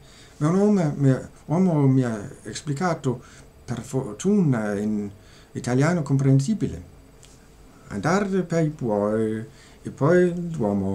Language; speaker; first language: Italian; non-native, learner; Danish